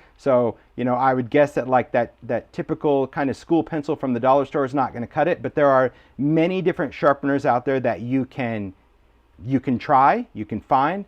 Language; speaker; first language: English; native; English